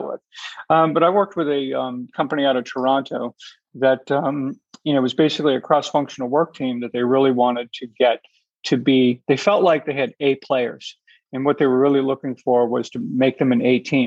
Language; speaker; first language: English; native; English